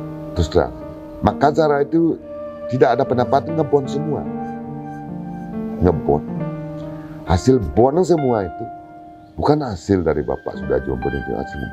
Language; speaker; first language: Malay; non-native, local second language; Balinese